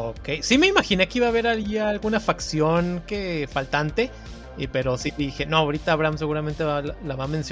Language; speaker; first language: Spanish; native; Spanish